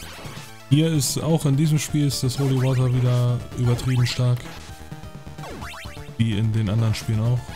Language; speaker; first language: German; native; German